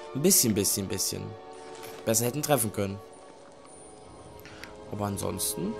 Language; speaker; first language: German; native; German